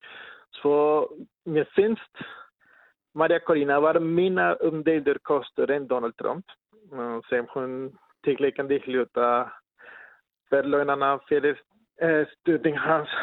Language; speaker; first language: Icelandic; non-native, learner; Spanish